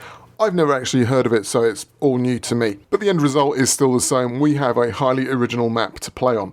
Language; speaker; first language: English; native; English